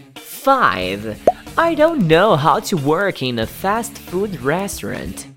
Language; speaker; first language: English; non-native, fluent; Portuguese